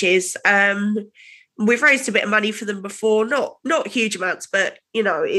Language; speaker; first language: English; native; English